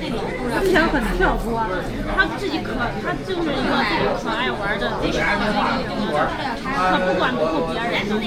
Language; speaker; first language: Chinese; native; Chinese